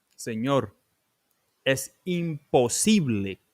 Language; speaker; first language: Spanish; early bilingual, other home language; English